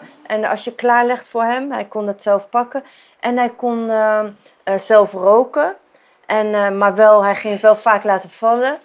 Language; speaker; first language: Dutch; non-native, fluent; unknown